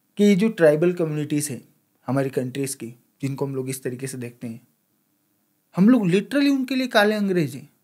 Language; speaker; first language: Hindi; native; Hindi